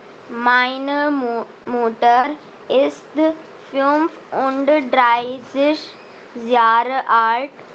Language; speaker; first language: German; non-native, learner; Hindi